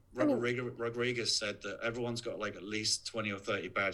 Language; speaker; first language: English; native; English